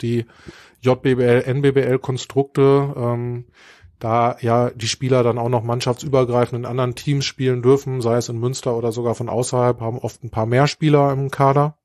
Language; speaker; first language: German; native; German